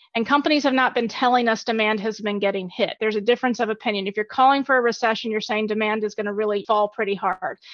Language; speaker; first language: English; native; English